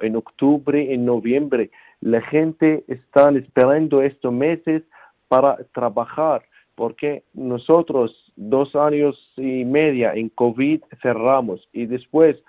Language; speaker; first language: Spanish; non-native, learner; Arabic